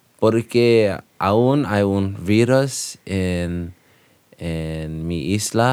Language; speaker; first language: Spanish; non-native, learner; English